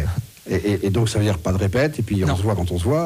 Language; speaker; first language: French; native; French